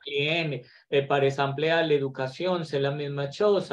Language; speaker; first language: French; non-native, learner; Spanish